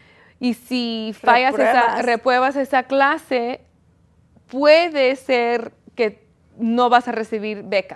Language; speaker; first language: Spanish; early bilingual, heritage; Spanish